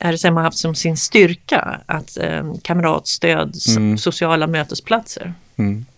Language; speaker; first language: Swedish; native; Swedish